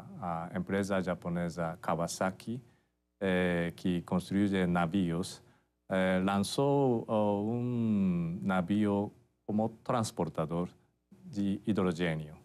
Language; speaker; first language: Portuguese; non-native, fluent; Japanese